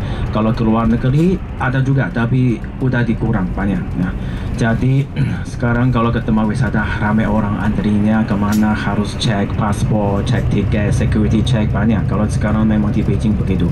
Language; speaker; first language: Indonesian; non-native, fluent; Chinese